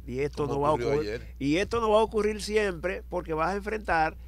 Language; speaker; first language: Spanish; native; Spanish